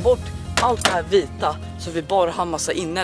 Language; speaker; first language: Swedish; native; Swedish